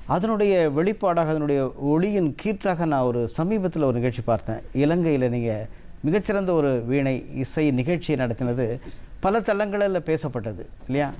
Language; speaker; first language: Tamil; native; Tamil